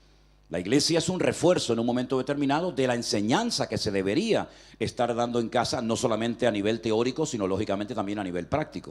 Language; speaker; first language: Spanish; native; Spanish